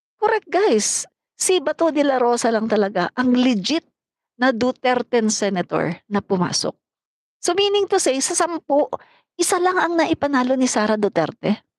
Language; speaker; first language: Filipino; non-native, local second language; Cebuano